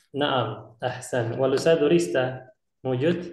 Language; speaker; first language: Arabic; non-native, fluent; Indonesian